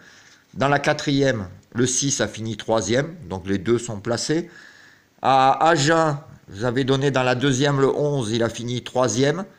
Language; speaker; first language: French; native; French